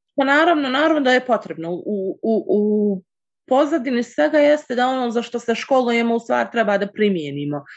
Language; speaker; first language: Bosnian; native; Bosnian